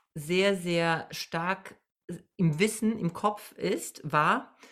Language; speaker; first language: German; non-native, fluent; Polish